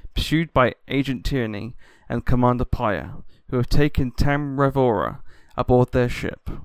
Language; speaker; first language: English; native; English